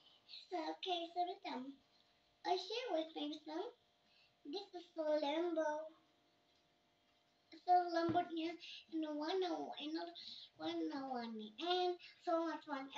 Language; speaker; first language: English; non-native, learner; Indonesian